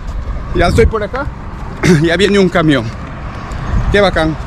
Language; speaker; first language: Spanish; native; Spanish